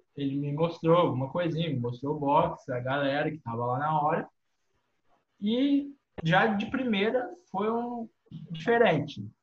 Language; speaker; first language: Portuguese; native; Portuguese